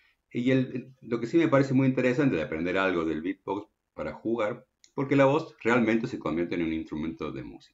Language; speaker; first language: Spanish; native; Spanish